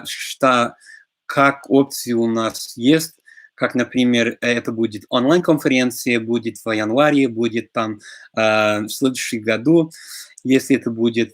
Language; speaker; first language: Russian; non-native, fluent; English